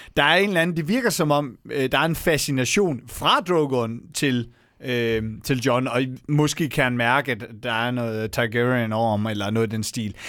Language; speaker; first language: Danish; native; Danish